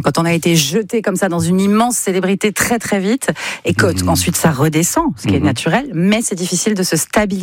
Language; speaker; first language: French; native; French